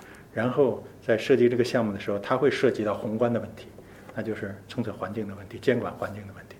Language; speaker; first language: Chinese; native; Chinese